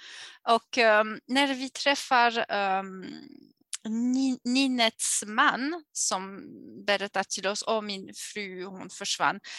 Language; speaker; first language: Swedish; non-native, fluent; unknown